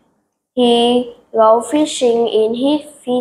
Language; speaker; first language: English; non-native, learner; Vietnamese